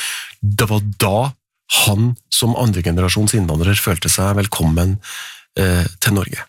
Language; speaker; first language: Norwegian; native; Norwegian